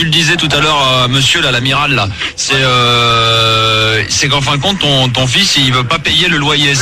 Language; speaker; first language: French; native; French